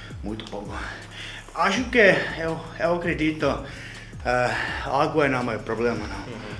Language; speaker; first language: Portuguese; non-native, learner; Finnish